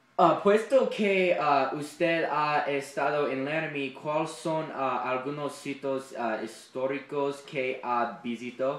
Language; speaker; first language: Spanish; non-native, learner; English